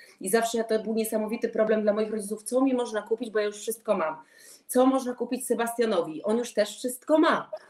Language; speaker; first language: Polish; native; Polish